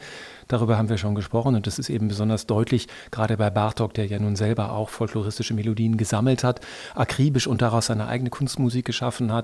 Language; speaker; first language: German; native; German